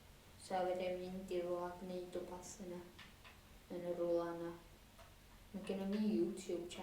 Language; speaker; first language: Welsh; native; Welsh